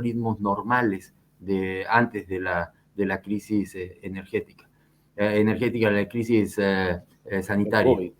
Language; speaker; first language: Spanish; native; Spanish